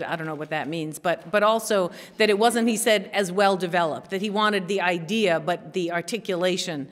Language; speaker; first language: English; native; English